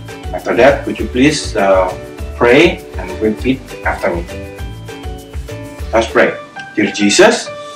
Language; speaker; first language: English; non-native, fluent; Indonesian